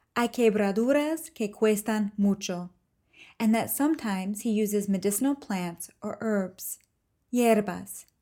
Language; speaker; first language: English; native; English